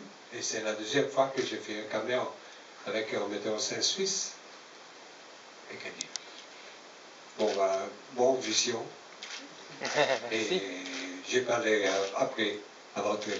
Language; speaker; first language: French; non-native, learner; Italian